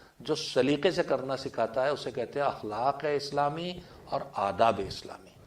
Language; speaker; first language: Urdu; native; Urdu